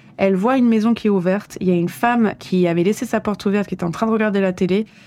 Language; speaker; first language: French; native; French